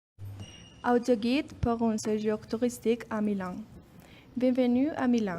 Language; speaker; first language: French; non-native, learner; Spanish